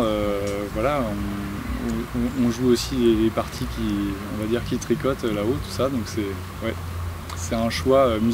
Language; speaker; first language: French; native; French